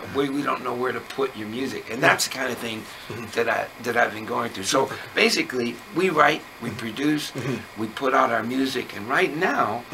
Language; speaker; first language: English; native; English